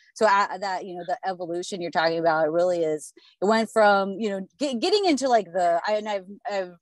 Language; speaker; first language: English; native; English